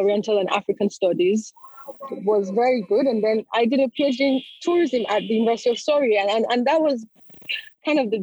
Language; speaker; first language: English; non-native, local second language; Yoruba